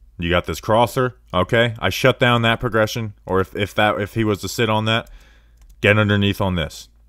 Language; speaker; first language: English; native; English